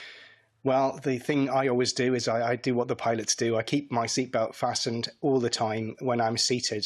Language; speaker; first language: English; native; English